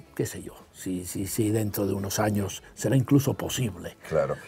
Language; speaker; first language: Spanish; non-native, local second language; Catalan